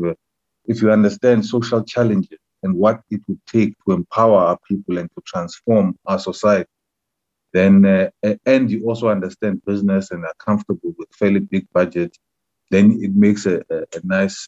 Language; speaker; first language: English; non-native, local second language; Xhosa